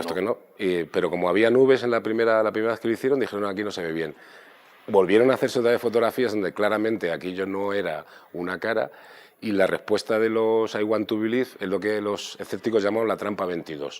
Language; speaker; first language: Spanish; native; Spanish